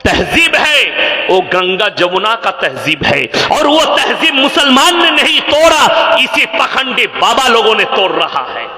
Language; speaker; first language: Hindi; non-native, local second language; Bangla